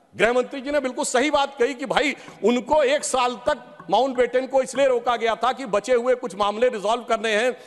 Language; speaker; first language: Hindi; native; Hindi